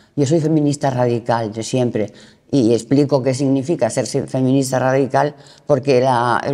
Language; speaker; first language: Spanish; native; Spanish